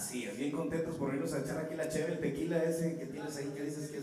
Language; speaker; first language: Spanish; native; Spanish